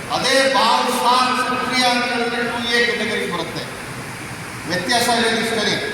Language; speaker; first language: Kannada; non-native, local second language; Marathi